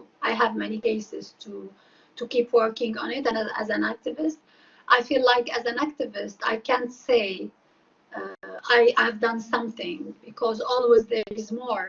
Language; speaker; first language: English; non-native, fluent; Arabic